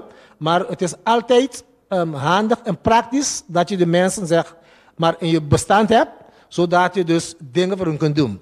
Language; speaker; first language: Dutch; non-native, local second language; Papiamento